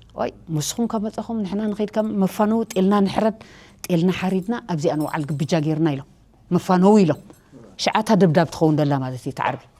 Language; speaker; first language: Tigrinya; native; Tigrinya